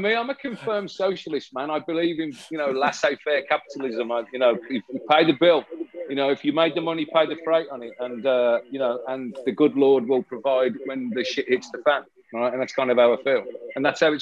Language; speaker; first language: English; native; English